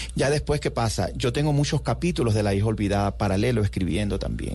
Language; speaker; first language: Spanish; native; Spanish